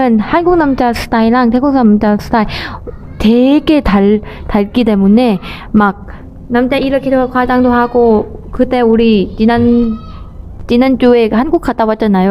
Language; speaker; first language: Korean; non-native, learner; Thai